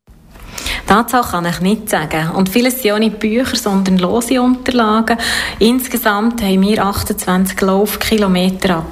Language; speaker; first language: German; native; German